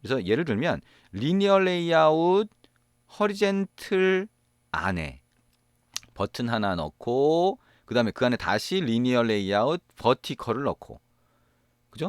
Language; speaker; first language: Korean; native; Korean